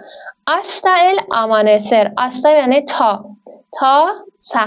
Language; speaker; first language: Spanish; non-native, fluent; Persian